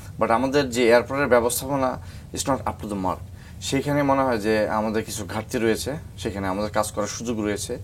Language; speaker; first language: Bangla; native; Bangla